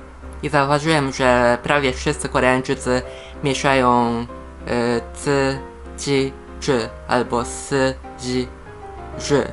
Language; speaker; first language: Polish; non-native, fluent; Japanese